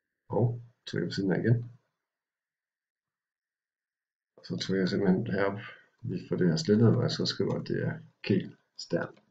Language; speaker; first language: Danish; native; Danish